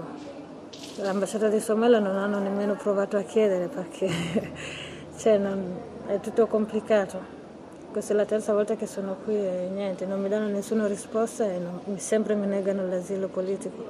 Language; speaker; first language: Italian; early bilingual, other home language; Somali